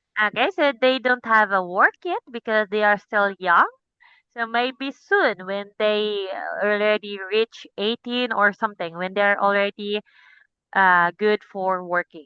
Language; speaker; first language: English; non-native, local second language; Cebuano